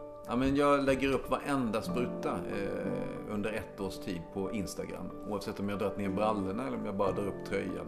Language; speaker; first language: Swedish; native; Swedish